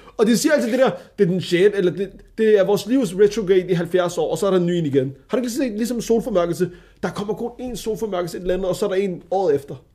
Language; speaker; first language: Danish; early bilingual, other home language; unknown